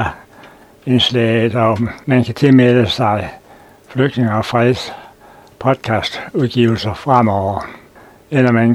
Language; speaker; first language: Danish; native; Danish